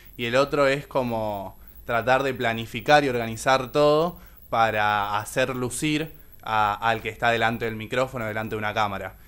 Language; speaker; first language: Spanish; native; Spanish